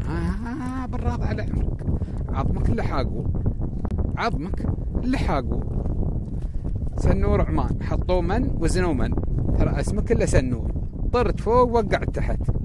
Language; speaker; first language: Arabic; native; Arabic